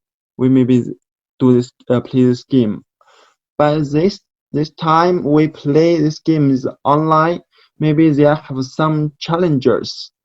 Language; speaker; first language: English; non-native, learner; Chinese